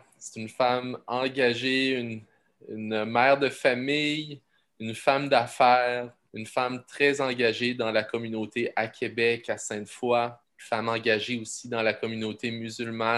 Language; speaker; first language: French; native; French